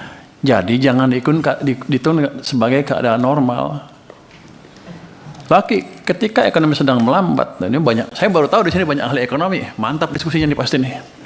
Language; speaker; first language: Indonesian; native; Indonesian